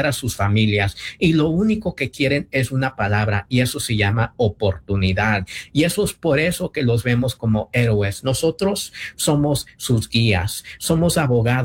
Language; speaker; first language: Spanish; early bilingual, heritage; Spanish